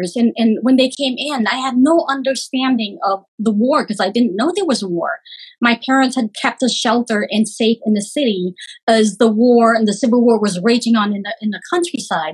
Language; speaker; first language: English; early bilingual, other home language; Khmer